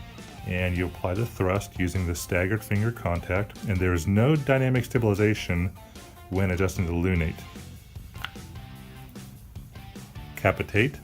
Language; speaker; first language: English; native; English